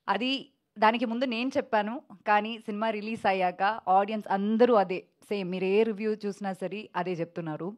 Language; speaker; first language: Telugu; non-native, fluent; Malayalam